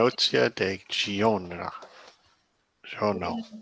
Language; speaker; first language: Italian; non-native, learner; English